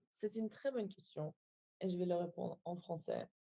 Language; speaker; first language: French; non-native, fluent; Persian